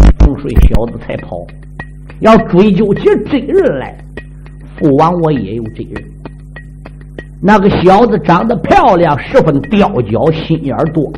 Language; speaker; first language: Chinese; native; Chinese